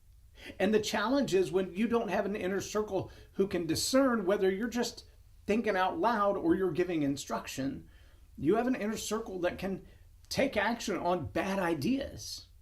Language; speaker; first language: English; native; English